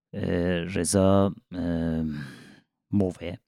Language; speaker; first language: French; non-native, learner; Persian